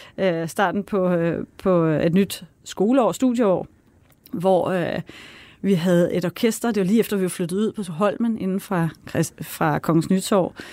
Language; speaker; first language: Danish; native; Danish